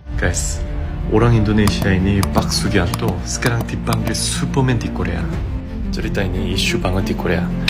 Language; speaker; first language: Indonesian; non-native, fluent; Korean